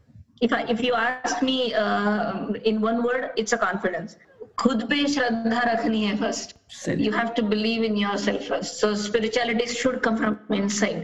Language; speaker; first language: English; non-native, local second language; Marathi